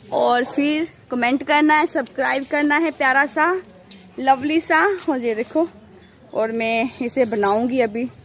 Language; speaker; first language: Hindi; non-native, local second language; Punjabi